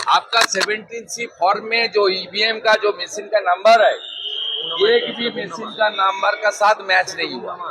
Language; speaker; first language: Hindi; non-native, local second language; Bangla